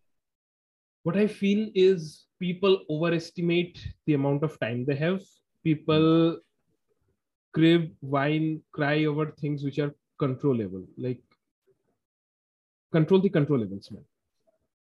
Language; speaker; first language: English; non-native, local second language; Assamese